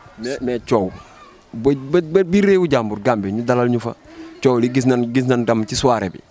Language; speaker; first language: Wolof; native; Wolof